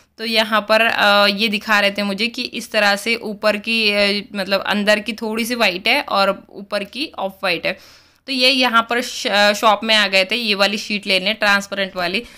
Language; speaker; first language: Hindi; native; Hindi